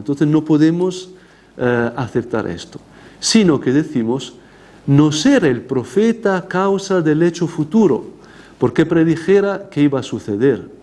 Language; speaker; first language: Spanish; non-native, fluent; Italian